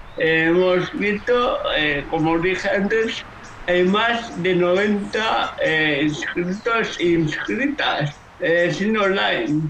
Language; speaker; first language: Spanish; native; Spanish